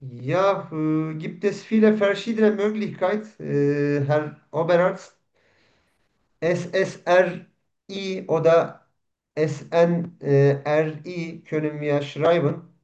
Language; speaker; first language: German; non-native, fluent; Turkish